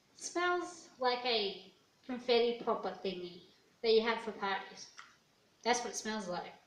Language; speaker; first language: English; native; English